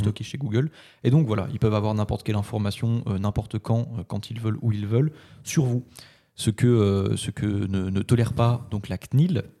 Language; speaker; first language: French; native; French